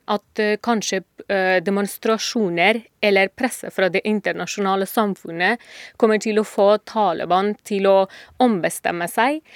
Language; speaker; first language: Norwegian; non-native, fluent; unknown